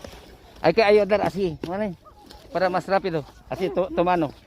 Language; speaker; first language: Spanish; non-native, learner; Filipino